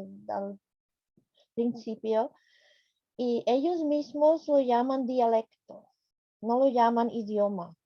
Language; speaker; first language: Spanish; non-native, fluent; Czech